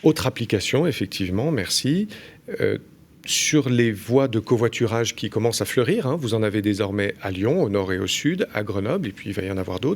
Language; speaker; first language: French; native; French